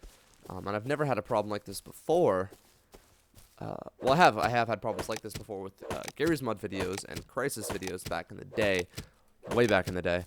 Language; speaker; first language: English; native; English